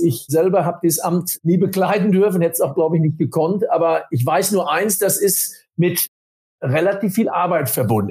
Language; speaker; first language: German; native; German